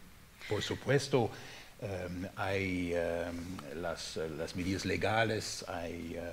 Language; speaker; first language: Spanish; non-native, fluent; German